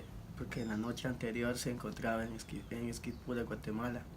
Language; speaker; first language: Spanish; native; Spanish